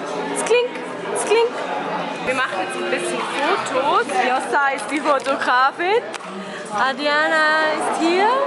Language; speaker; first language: German; early bilingual, other home language; Albanian